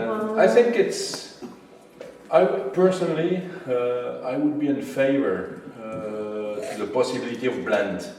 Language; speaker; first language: English; non-native, fluent; French